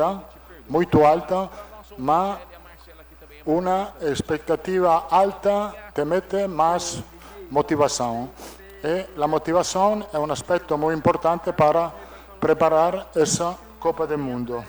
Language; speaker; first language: Portuguese; non-native, learner; Italian